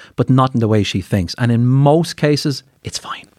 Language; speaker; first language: English; native; English